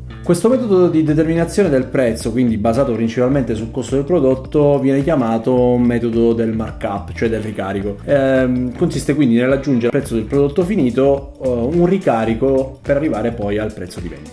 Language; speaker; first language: Italian; native; Italian